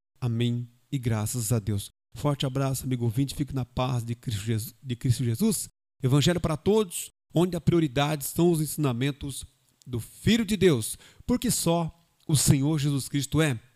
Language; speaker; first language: Portuguese; native; Portuguese